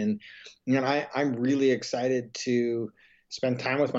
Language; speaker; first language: English; native; English